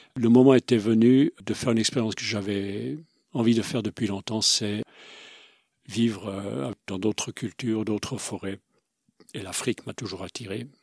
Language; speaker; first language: French; non-native, local second language; Swiss German